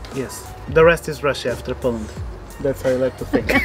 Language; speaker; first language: English; non-native, fluent; Portuguese